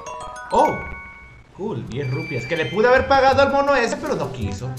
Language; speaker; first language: Spanish; native; Spanish